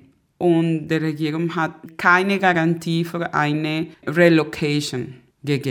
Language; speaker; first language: German; non-native, fluent; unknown